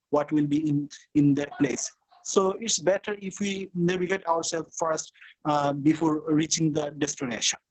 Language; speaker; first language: English; non-native, learner; Bangla